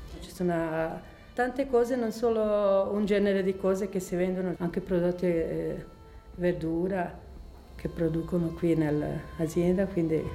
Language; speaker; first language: Italian; non-native, fluent; Croatian